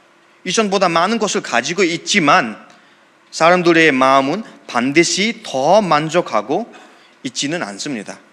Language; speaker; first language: Korean; non-native, fluent; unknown